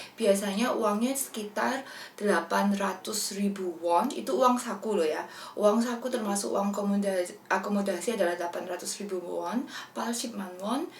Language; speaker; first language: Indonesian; native; Indonesian